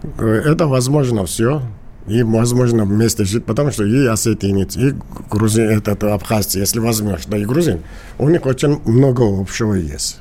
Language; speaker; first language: Russian; non-native, local second language; Georgian